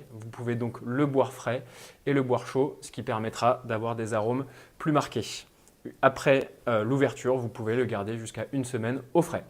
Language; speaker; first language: French; native; French